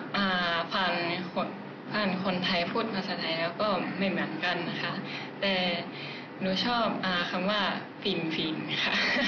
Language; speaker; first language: Thai; non-native, learner; Japanese